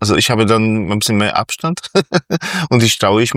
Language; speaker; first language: German; non-native, fluent; Polish